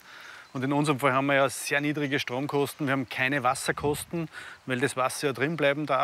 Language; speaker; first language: German; native; German